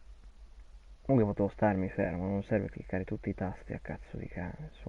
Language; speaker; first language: Italian; native; Italian